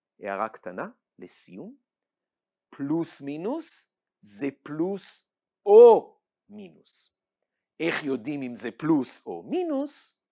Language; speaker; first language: Hebrew; native; Hebrew